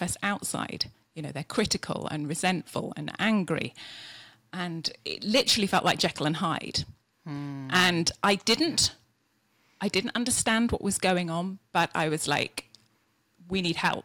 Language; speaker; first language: English; native; English